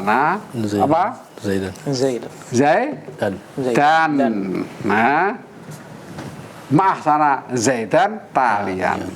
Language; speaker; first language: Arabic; non-native, fluent; Indonesian